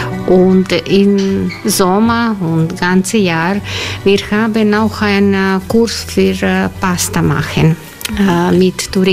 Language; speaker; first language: German; non-native, learner; Croatian